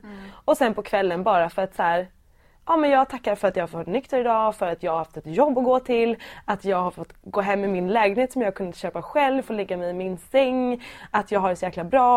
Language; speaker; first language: Swedish; native; Swedish